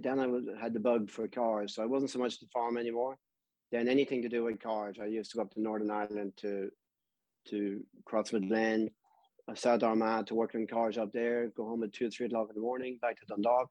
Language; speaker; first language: English; native; English